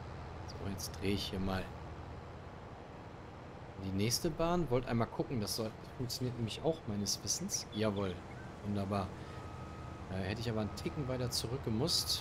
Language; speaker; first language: German; native; German